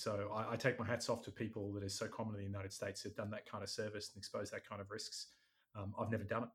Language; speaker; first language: English; native; English